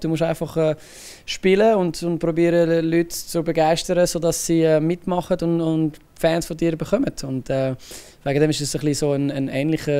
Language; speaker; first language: German; non-native, local second language; French